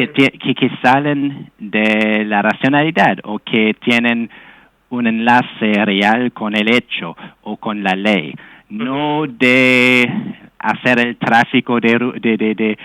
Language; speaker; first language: Spanish; non-native, fluent; English